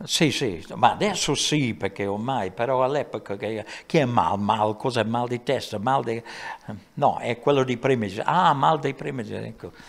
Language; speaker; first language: Italian; non-native, fluent; English